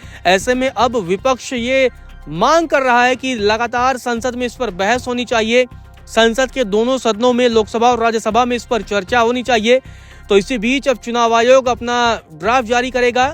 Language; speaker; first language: Hindi; native; Hindi